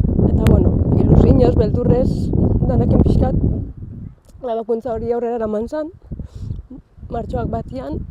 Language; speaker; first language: Basque; native; Basque